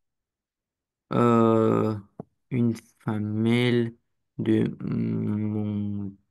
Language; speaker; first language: French; non-native, learner; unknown